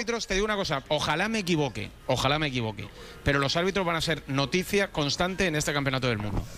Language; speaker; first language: Spanish; native; Spanish